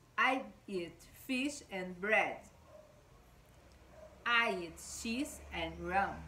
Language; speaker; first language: English; non-native, fluent; Portuguese